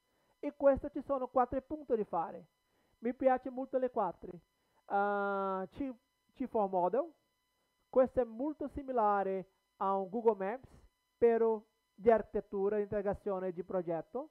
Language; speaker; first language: Italian; non-native, learner; Portuguese